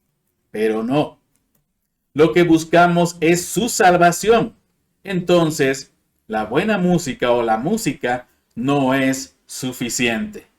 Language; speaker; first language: Spanish; non-native, fluent; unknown